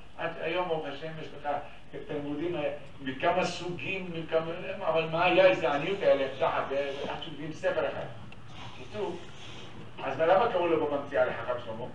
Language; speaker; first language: Hebrew; native; Hebrew